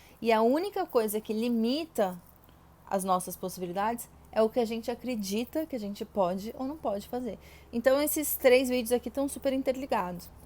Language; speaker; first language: Portuguese; native; Portuguese